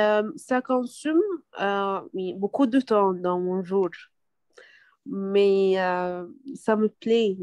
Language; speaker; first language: French; non-native, learner; Arabic